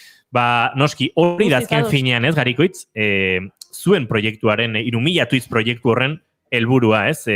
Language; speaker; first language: Basque; native; Basque